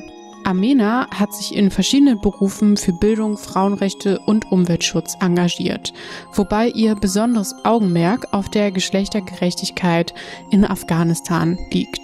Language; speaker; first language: German; native; German